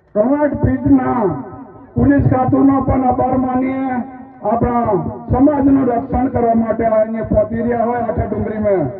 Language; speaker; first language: Gujarati; non-native, local second language; Rathawi